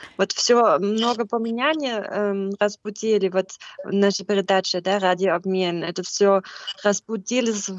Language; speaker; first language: Russian; non-native, learner; German